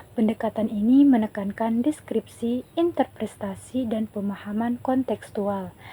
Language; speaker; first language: Indonesian; native; Indonesian